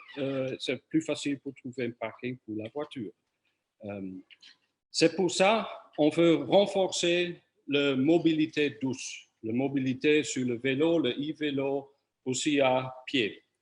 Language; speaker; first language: French; non-native, fluent; Dutch